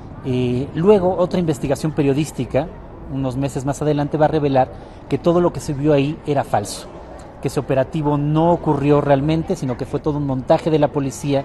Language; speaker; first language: Spanish; native; Spanish